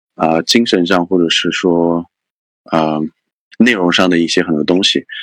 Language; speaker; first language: Chinese; native; Chinese